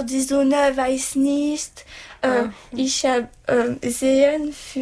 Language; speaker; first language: German; non-native, learner; French